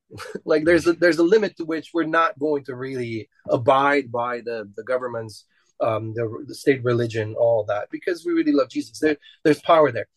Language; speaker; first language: English; non-native, fluent; Romanian